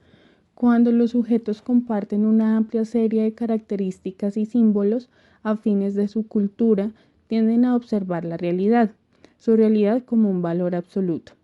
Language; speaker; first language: Spanish; native; Spanish